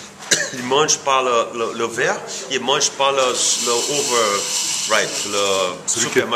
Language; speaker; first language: French; non-native, fluent; Portuguese